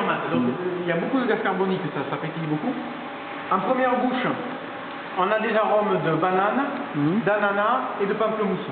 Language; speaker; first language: French; native; French